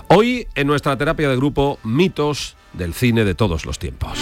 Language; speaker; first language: Spanish; native; Spanish